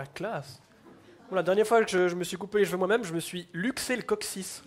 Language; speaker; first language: French; native; French